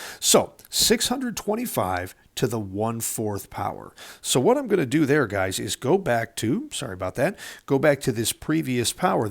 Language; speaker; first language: English; native; English